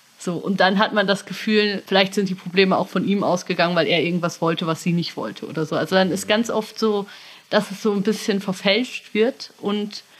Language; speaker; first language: German; native; German